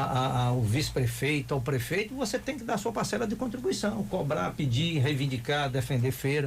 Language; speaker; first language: Portuguese; native; Portuguese